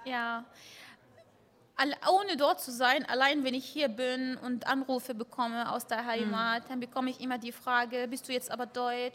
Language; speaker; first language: German; early bilingual, other home language; Arabic